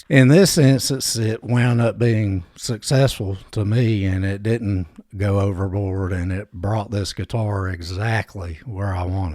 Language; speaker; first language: English; native; English